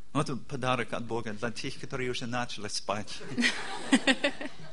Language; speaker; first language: Russian; non-native, learner; English